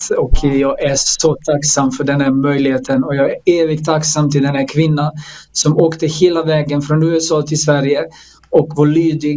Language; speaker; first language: Swedish; non-native, fluent; Croatian